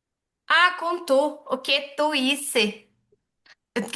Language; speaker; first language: Portuguese; native; Portuguese